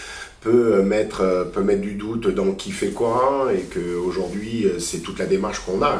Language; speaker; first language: French; native; French